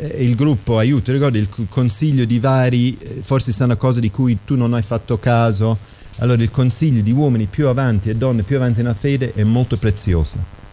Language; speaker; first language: Italian; non-native, fluent; English